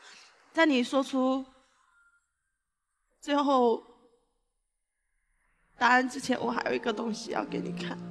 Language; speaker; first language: Chinese; non-native, fluent; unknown